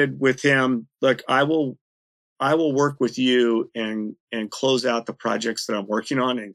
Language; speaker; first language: English; native; English